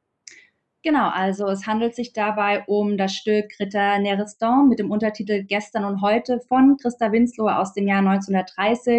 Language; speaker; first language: German; native; German